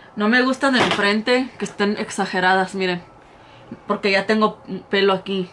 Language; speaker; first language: Spanish; early bilingual, heritage; Spanish